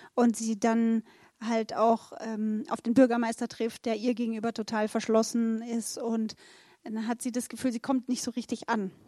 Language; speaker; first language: German; native; German